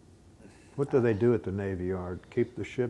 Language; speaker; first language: English; native; English